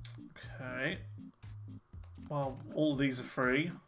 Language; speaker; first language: English; native; English